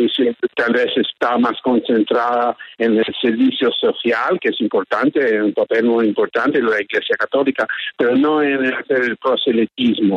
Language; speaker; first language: Spanish; early bilingual, heritage; English